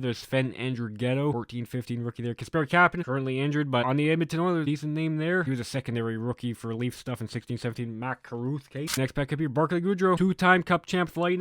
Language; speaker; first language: English; native; English